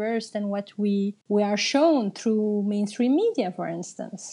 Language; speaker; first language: English; non-native, fluent; Turkish